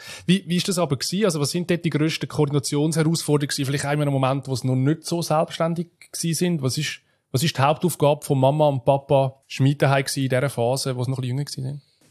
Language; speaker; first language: German; native; German